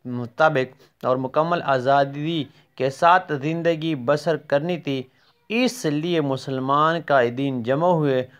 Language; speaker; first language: Urdu; non-native, local second language; Pashto